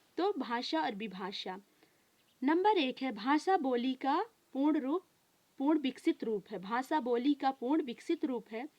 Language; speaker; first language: Hindi; native; Hindi